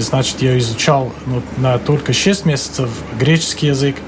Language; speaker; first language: Russian; non-native, fluent; English